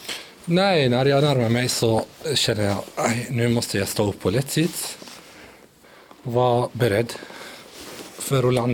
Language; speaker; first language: Swedish; early bilingual, other home language; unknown